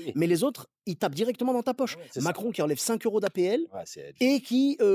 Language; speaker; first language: French; native; French